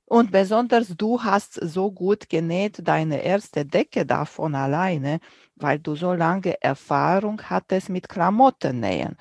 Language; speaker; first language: German; non-native, fluent; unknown